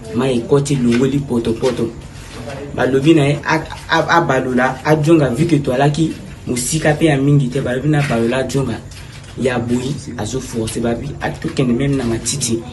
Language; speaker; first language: Lingala; native; Lingala